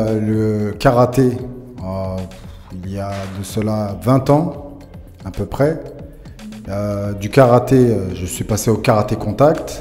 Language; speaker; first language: French; early bilingual, other home language; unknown